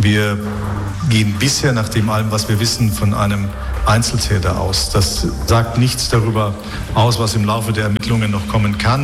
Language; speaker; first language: German; native; German